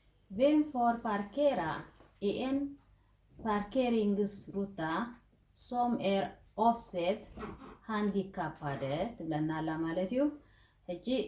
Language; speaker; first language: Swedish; non-native, fluent; Tigrinya